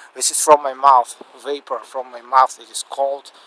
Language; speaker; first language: English; non-native, learner; Russian